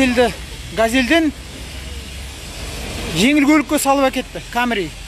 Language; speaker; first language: Kazakh; native; Kazakh